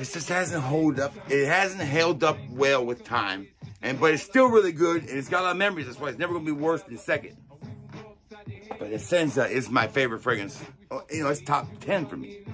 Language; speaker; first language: English; native; English